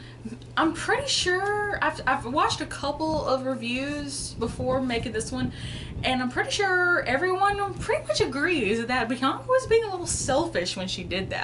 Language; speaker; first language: English; native; English